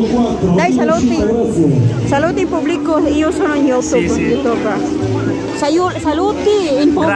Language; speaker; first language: Italian; non-native, learner; Filipino